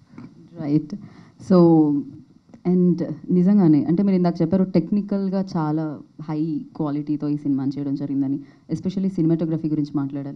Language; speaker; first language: Telugu; native; Telugu